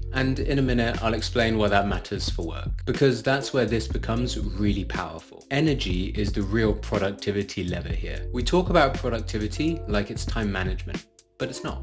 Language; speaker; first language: English; native; English